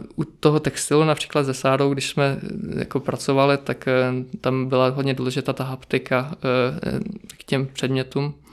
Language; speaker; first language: Czech; early bilingual, other home language; Ukrainian